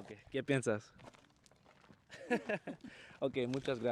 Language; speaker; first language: Spanish; non-native, learner; English